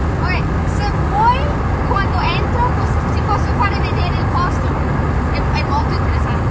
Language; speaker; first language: Italian; non-native, learner; English